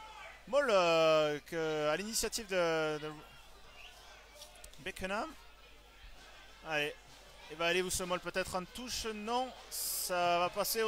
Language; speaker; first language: French; native; French